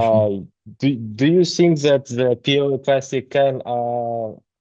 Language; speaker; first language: English; non-native, learner; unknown